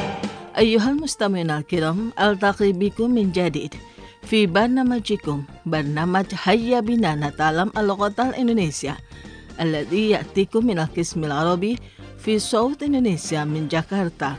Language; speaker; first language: Arabic; non-native, fluent; Indonesian